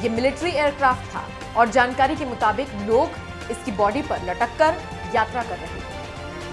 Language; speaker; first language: Hindi; native; Hindi